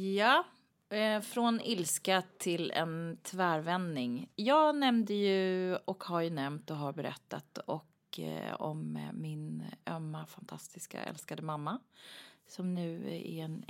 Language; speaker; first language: Swedish; native; Swedish